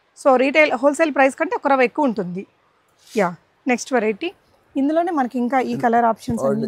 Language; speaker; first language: Telugu; native; Telugu